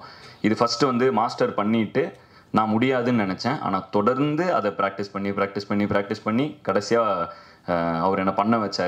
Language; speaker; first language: Tamil; native; Tamil